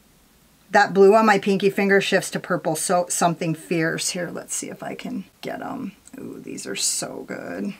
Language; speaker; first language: English; native; English